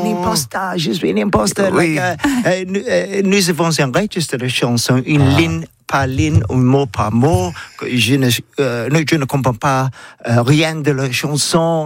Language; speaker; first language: French; non-native, learner; English